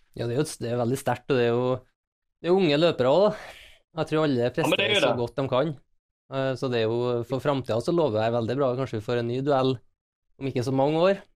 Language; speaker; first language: Norwegian; native; Norwegian